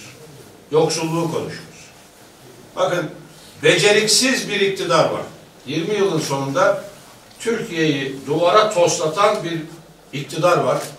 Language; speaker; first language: Turkish; native; Turkish